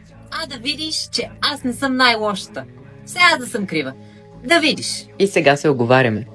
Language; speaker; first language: Bulgarian; native; Bulgarian